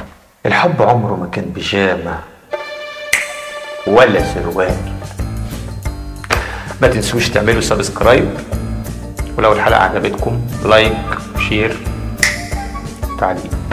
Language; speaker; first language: Arabic; native; Arabic